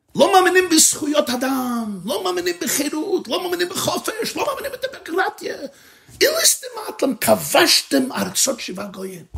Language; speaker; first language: Hebrew; non-native, fluent; English